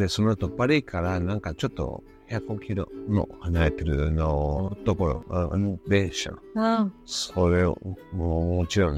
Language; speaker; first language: Japanese; non-native, learner; Spanish